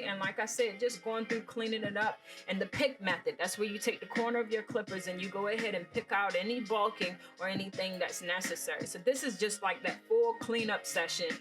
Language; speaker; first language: English; native; English